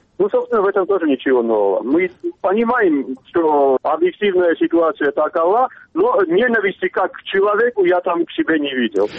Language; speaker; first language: Russian; non-native, local second language; Armenian